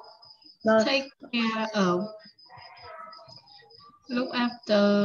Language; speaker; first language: English; non-native, learner; Vietnamese